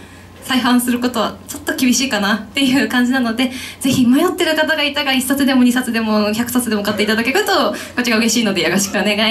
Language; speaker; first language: Japanese; native; Japanese